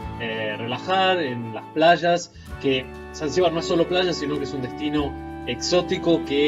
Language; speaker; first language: Spanish; native; Spanish